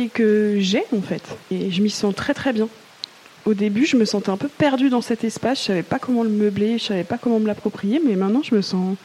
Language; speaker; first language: French; native; French